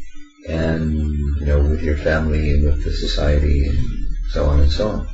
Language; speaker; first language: English; native; English